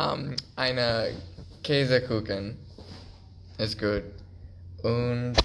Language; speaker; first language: German; non-native, learner; English